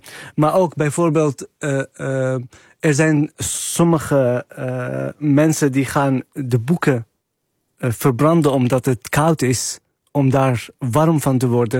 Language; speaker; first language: Dutch; non-native, fluent; Arabic